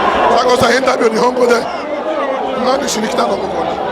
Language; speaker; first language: Japanese; non-native, fluent; Igbo